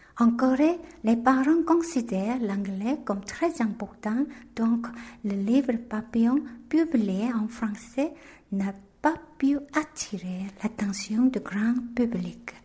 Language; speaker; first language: French; non-native, fluent; Korean